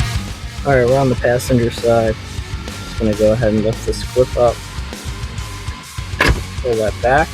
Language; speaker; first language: English; native; English